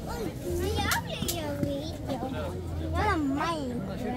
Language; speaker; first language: Swedish; early bilingual, other home language; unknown